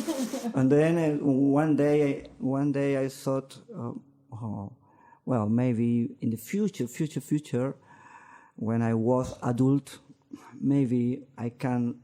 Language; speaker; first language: English; non-native, learner; Spanish